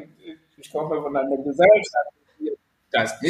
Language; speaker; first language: German; non-native, fluent; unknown